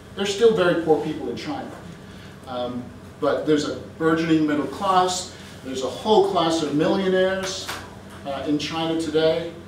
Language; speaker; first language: English; native; English